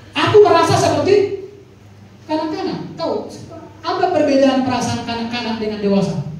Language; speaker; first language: Indonesian; non-native, local second language; Batak Toba